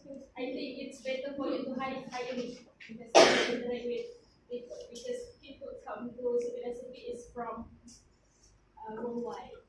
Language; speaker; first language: English; non-native, local second language; Malay